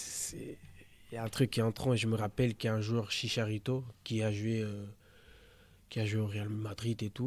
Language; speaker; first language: French; early bilingual, other home language; Portuguese